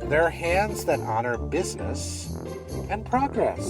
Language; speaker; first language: English; native; English